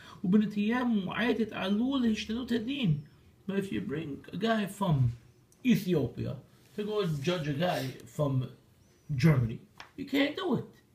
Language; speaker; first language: English; native; English